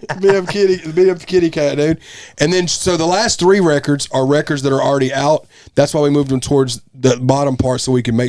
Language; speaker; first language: English; native; English